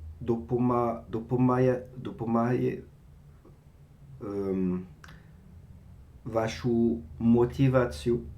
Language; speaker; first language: Ukrainian; non-native, learner; French